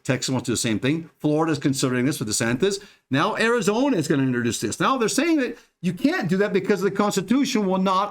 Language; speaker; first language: English; native; English